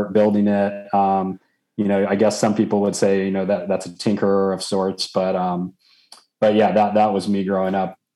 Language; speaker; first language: English; native; English